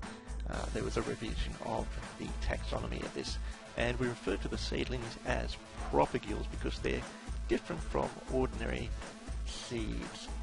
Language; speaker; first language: English; native; English